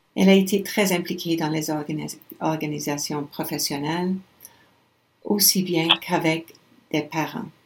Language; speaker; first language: French; non-native, local second language; English